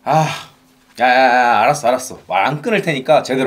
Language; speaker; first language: Korean; native; Korean